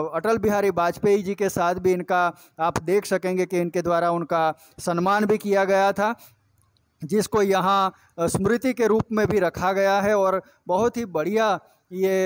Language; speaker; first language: Hindi; non-native, local second language; Gujarati